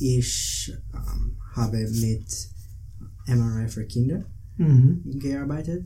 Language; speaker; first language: German; non-native, learner; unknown